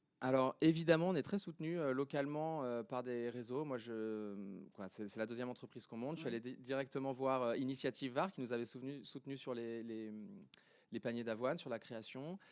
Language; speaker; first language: French; native; French